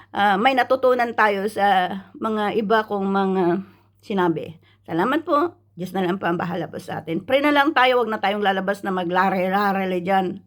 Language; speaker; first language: Filipino; non-native, local second language; Iloko